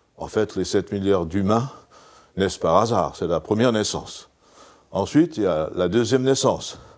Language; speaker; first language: French; non-native, local second language; Swiss German